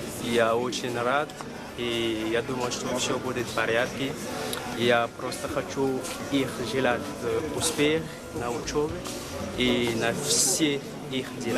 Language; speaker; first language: Russian; non-native, learner; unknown